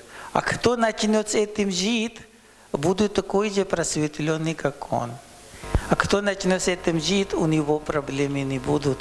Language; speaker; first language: Russian; non-native, learner; Hindi